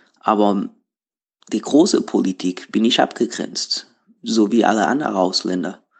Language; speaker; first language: German; non-native, learner; Portuguese